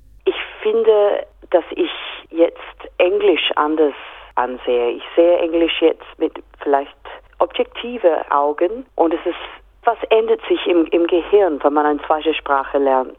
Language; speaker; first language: German; non-native, fluent; English